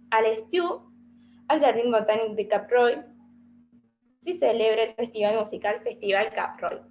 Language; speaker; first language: Catalan; non-native, learner; Spanish